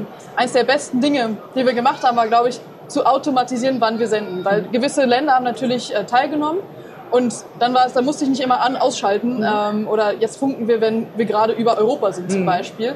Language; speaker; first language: German; native; German